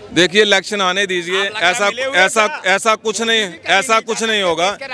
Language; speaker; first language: Hindi; native; Hindi